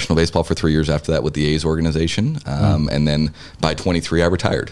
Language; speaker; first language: English; native; English